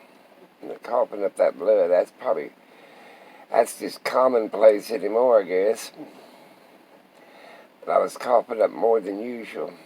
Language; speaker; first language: English; native; English